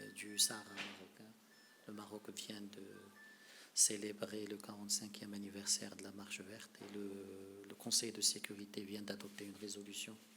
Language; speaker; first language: French; non-native, local second language; Arabic